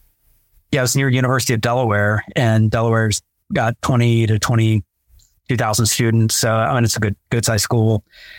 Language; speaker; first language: English; native; English